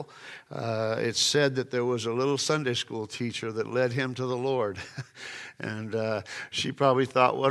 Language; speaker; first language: English; native; English